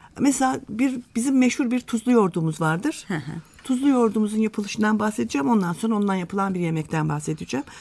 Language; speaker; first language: Turkish; native; Turkish